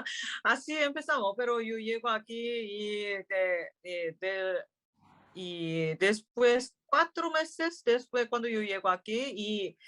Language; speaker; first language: Spanish; non-native, learner; Korean